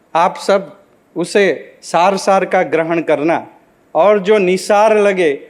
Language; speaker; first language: Hindi; non-native, local second language; Gujarati